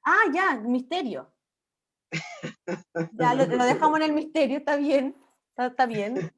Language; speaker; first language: Spanish; native; Spanish